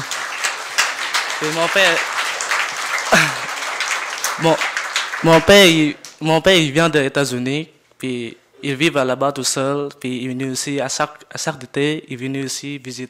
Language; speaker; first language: French; non-native, learner; Jarai